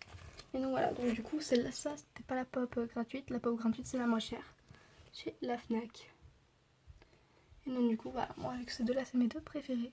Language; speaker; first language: French; native; French